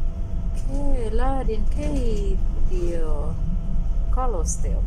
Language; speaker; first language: Finnish; non-native, learner; Filipino